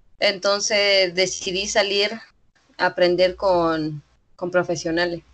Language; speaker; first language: Spanish; native; Spanish